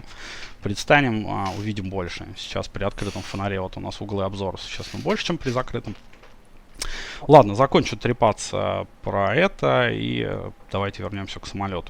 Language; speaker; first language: Russian; native; Russian